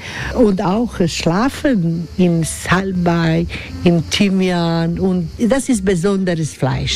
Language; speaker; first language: German; non-native, learner; Croatian